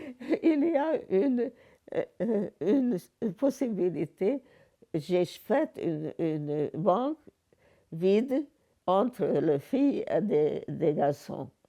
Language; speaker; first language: French; non-native, learner; Hungarian